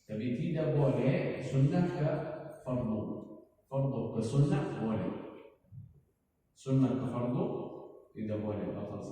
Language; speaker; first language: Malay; non-native, learner; Arabic